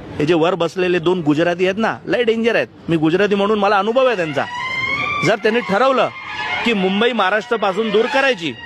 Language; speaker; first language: Marathi; non-native, local second language; Gujarati